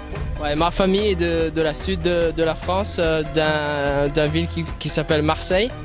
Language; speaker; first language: French; early bilingual, heritage; French